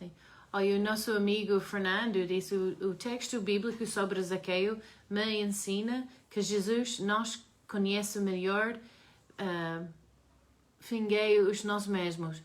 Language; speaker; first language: Portuguese; non-native, learner; English